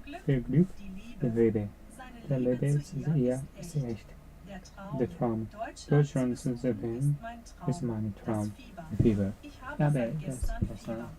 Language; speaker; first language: German; non-native, learner; Japanese